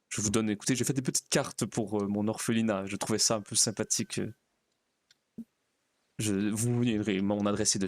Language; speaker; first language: French; native; French